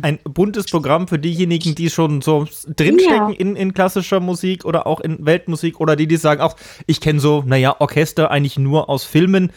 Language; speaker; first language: German; native; German